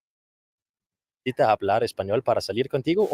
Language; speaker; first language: Spanish; non-native, learner; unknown